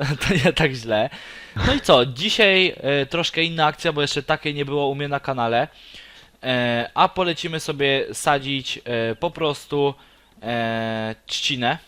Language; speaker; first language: Polish; native; Polish